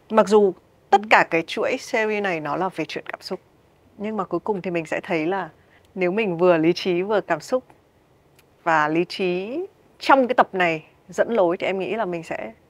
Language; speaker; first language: Vietnamese; native; Vietnamese